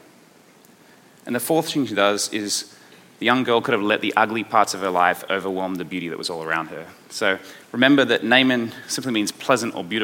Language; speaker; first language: English; native; English